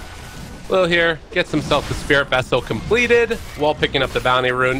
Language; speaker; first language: English; native; English